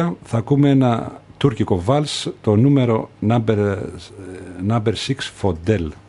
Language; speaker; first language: Greek; native; Greek